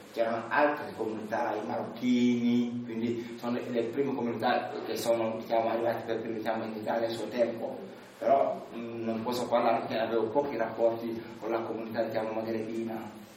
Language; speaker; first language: Italian; non-native, fluent; Wolof